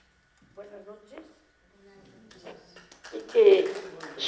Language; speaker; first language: Spanish; native; Spanish